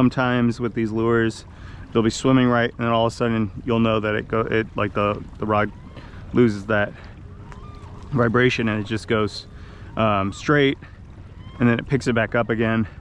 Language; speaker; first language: English; native; English